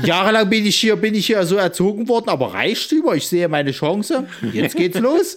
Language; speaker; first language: German; native; German